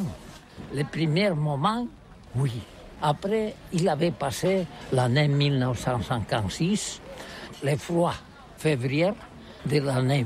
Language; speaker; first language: French; non-native, learner; Catalan